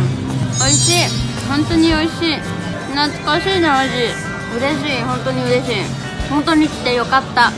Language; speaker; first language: Japanese; non-native, fluent; Spanish